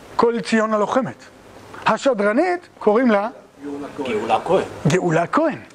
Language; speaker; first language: Hebrew; native; Hebrew